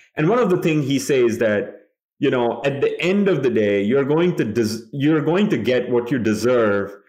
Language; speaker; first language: English; non-native, local second language; Bangla